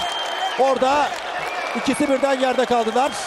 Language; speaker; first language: Turkish; native; Turkish